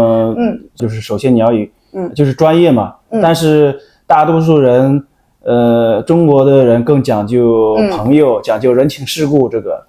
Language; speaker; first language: Chinese; native; Chinese